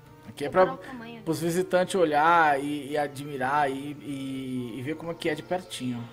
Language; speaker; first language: Portuguese; native; Portuguese